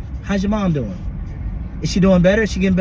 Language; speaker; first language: English; native; English